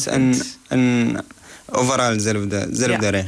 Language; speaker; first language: Dutch; non-native, learner; Arabic